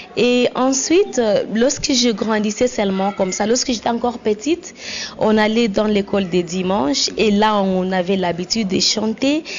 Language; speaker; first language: French; non-native, local second language; Swahili